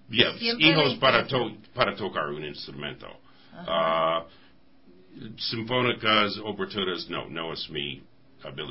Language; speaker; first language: Spanish; non-native, learner; English